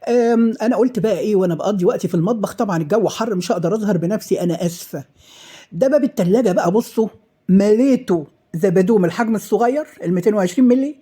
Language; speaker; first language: Arabic; native; Arabic